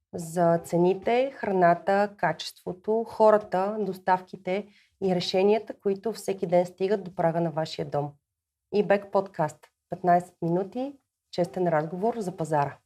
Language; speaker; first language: Bulgarian; native; Bulgarian